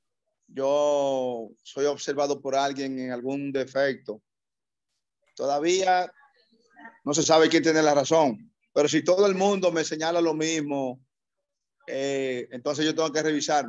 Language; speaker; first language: Spanish; native; Spanish